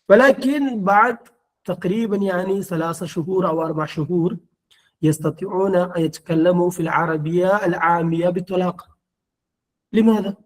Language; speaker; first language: Arabic; non-native, fluent; Malayalam